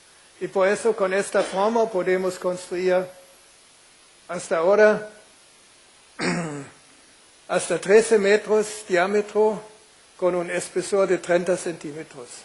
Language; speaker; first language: Spanish; non-native, fluent; German